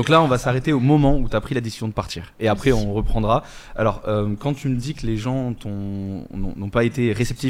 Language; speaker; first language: French; native; French